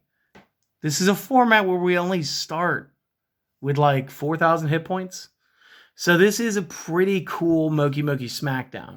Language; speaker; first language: English; native; English